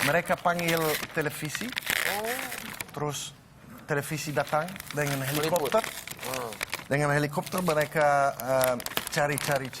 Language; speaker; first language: Indonesian; non-native, learner; Dutch